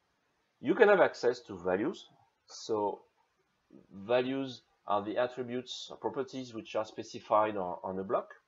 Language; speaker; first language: English; non-native, fluent; French